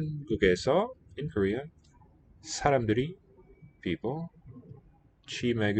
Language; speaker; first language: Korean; non-native, learner; English